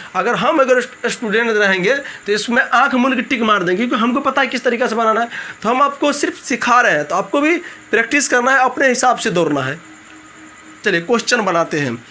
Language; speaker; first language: Hindi; native; Hindi